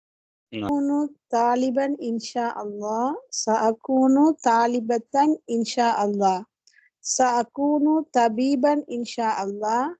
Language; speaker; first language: Arabic; non-native, learner; Tamil